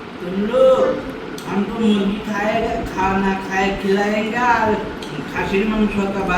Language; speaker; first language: Hindi; non-native, learner; Bangla